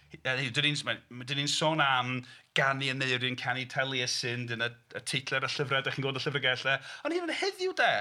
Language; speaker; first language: Welsh; non-native, fluent; English